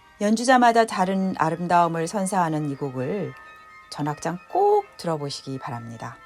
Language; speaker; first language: Korean; native; Korean